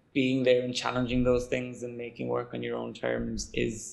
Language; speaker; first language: English; native; English